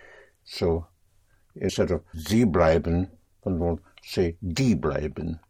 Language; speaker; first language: German; non-native, fluent; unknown